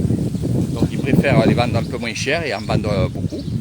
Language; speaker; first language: French; native; French